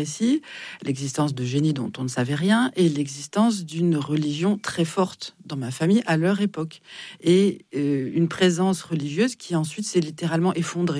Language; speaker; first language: French; native; French